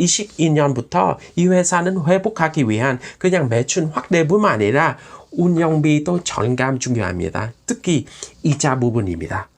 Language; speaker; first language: Korean; non-native, fluent; Vietnamese